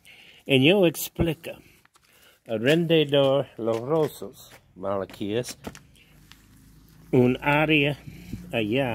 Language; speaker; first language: Spanish; non-native, learner; English